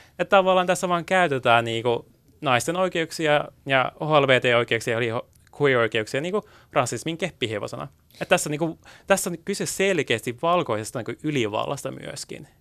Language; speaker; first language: Finnish; early bilingual, other home language; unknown